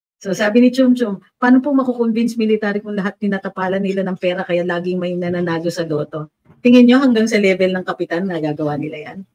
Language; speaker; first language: Filipino; native; Filipino